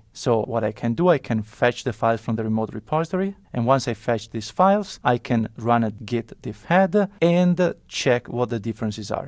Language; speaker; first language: English; non-native, fluent; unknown